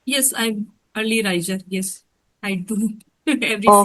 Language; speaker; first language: English; non-native, learner; Hindi